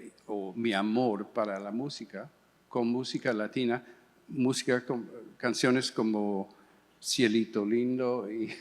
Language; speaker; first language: Spanish; early bilingual, heritage; English